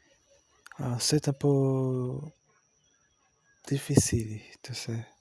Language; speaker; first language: French; non-native, learner; Portuguese